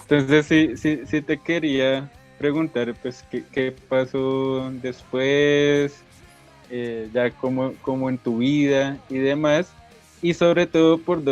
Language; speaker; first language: Spanish; native; Spanish